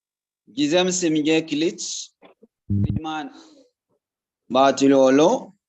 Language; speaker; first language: Turkish; non-native, learner; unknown